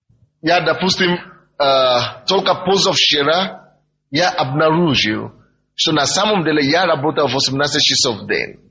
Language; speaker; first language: Russian; non-native, fluent; Yoruba